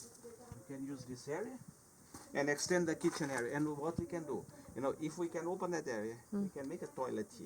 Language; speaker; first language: English; non-native, fluent; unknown